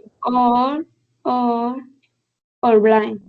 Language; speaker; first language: English; non-native, learner; Spanish